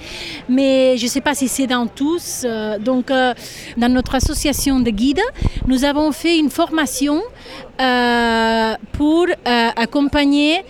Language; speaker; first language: French; non-native, fluent; Catalan